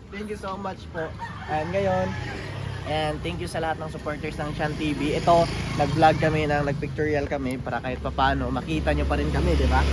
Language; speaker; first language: Filipino; non-native, local second language; Cebuano